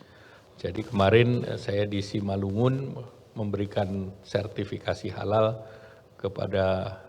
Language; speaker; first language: Indonesian; native; Indonesian